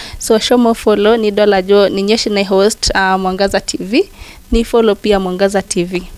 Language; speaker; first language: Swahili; non-native, local second language; Masai